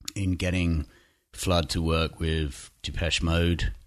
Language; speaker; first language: English; native; English